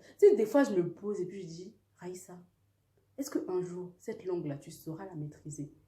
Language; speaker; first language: French; early bilingual, other home language; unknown